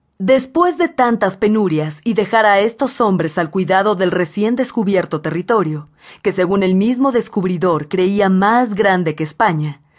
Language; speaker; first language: Spanish; native; Spanish